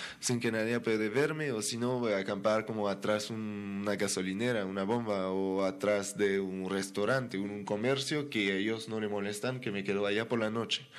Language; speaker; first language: Spanish; non-native, fluent; French